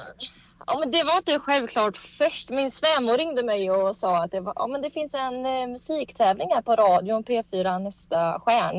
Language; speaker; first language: Swedish; native; Swedish